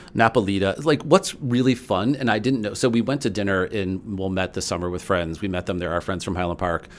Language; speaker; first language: English; native; English